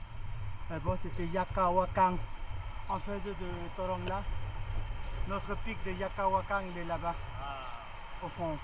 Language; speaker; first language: French; non-native, fluent; Nepali